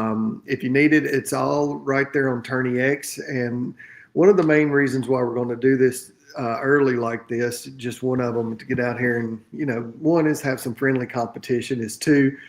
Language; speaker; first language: English; native; English